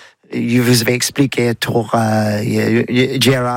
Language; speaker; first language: French; non-native, learner; English